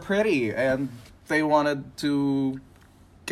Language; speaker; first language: English; non-native, local second language; Filipino